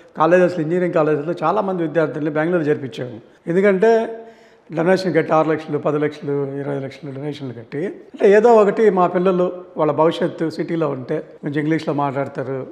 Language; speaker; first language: Telugu; native; Telugu